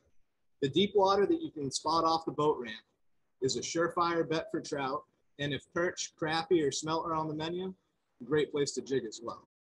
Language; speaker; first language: English; native; English